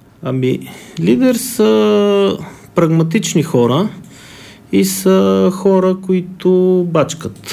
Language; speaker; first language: Bulgarian; native; Bulgarian